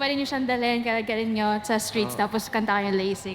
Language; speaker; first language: Filipino; native; Filipino